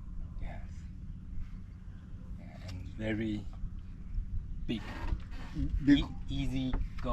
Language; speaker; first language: English; non-native, learner; Chinese